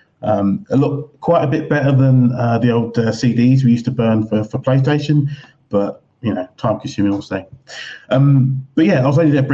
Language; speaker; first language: English; native; English